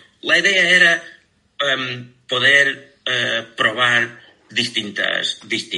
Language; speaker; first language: Spanish; non-native, fluent; Portuguese